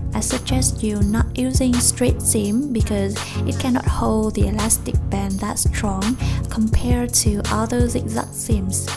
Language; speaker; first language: English; non-native, fluent; Vietnamese